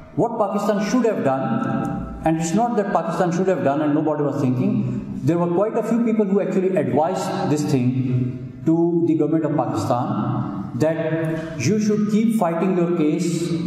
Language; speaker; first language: English; non-native, local second language; Urdu